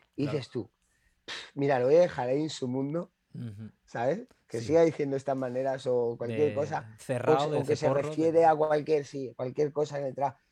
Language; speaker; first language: Spanish; native; Spanish